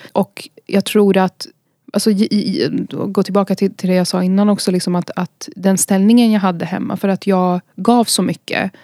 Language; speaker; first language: Swedish; early bilingual, other home language; Arabic